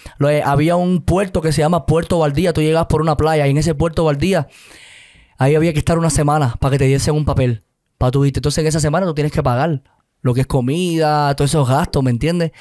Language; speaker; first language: Spanish; native; Spanish